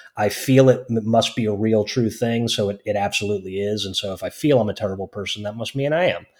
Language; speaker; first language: English; native; English